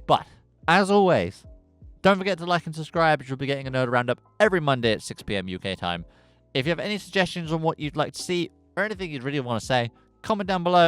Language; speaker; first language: English; native; English